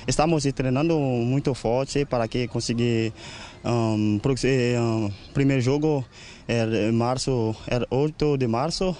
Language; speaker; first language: Portuguese; non-native, learner; Haitian Creole